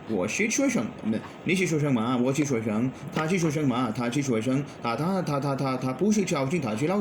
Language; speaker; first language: Chinese; non-native, learner; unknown